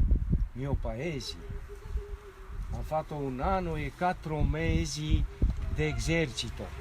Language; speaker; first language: Italian; non-native, learner; Romanian